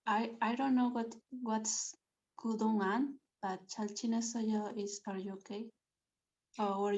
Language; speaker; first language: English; non-native, learner; Spanish